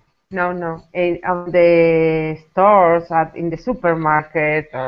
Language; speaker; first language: English; non-native, learner; Spanish